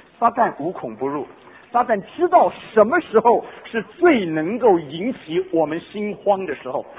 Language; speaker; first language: Chinese; non-native, local second language; Cantonese